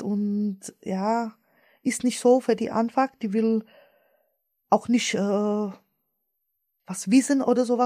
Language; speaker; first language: German; early bilingual, other home language; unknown